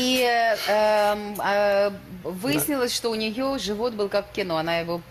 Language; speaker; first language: Russian; native; Russian